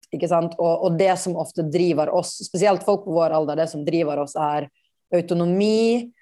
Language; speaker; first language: Norwegian; native; Norwegian